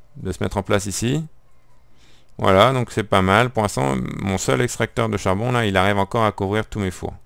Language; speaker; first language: French; native; French